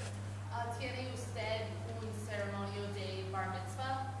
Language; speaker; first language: Spanish; non-native, learner; English